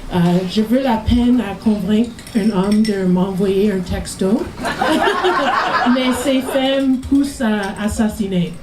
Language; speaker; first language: French; non-native, learner; English